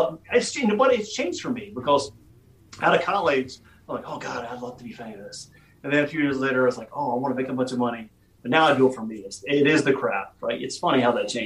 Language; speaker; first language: English; native; English